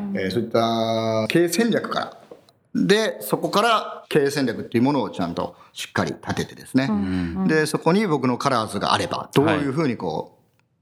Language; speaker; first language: Japanese; native; Japanese